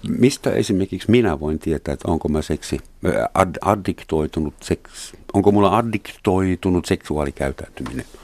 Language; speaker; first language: Finnish; non-native, fluent; Russian